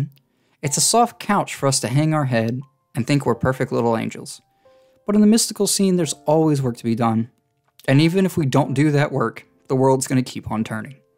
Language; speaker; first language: English; native; English